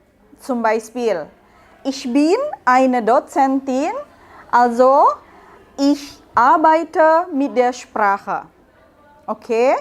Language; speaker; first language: German; non-native, learner; Indonesian